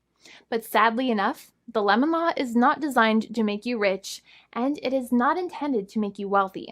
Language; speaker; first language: English; native; English